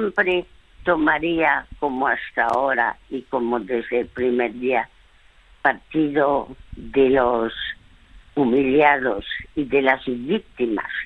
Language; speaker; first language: Spanish; early bilingual, other home language; French